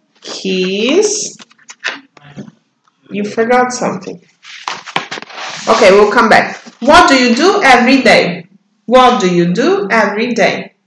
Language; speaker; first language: English; non-native, learner; Turkish